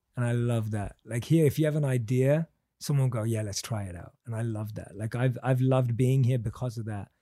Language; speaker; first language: English; native; English